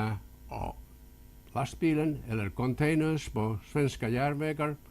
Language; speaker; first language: Swedish; non-native, local second language; Finnish